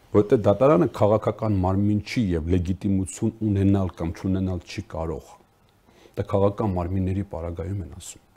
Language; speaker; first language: Armenian; native; Armenian